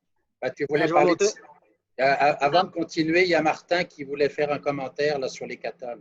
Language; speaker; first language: French; native; French